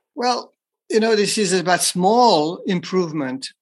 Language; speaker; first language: English; non-native, fluent; French